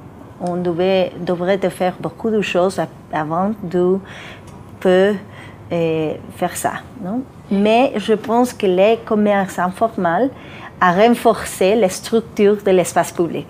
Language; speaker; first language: French; non-native, fluent; Spanish